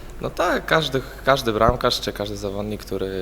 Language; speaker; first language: Polish; native; Polish